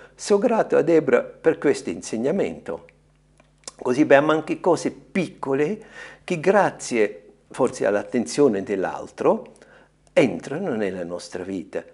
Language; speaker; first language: Italian; non-native, fluent; German